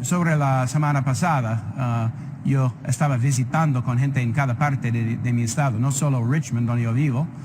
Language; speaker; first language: Spanish; non-native, fluent; English